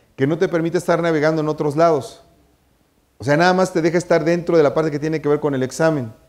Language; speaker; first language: Spanish; native; Spanish